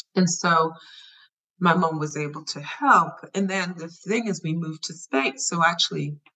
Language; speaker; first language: English; native; English